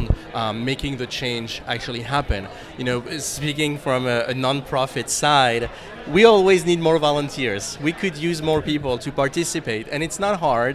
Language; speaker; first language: English; non-native, fluent; French